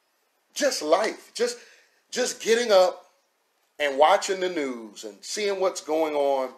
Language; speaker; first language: English; native; English